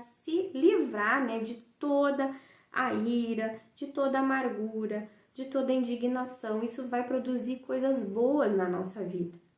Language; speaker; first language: Portuguese; native; Portuguese